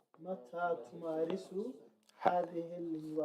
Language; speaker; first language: Arabic; non-native, learner; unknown